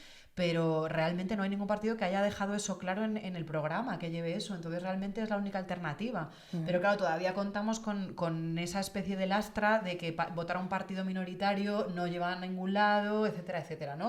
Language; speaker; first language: Spanish; native; Spanish